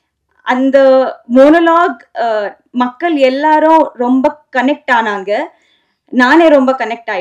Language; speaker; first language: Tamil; non-native, learner; Telugu